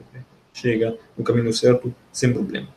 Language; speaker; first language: Portuguese; non-native, fluent; Arabic